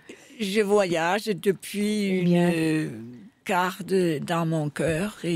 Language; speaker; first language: French; non-native, fluent; Danish